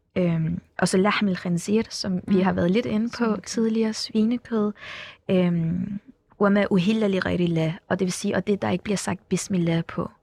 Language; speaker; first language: Danish; early bilingual, other home language; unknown